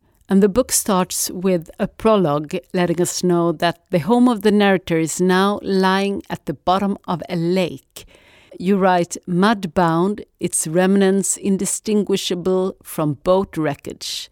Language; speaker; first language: English; non-native, fluent; Swedish